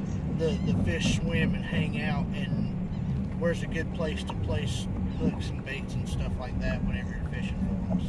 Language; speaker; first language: English; native; English